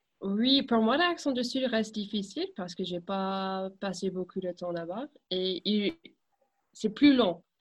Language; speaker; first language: French; non-native, fluent; English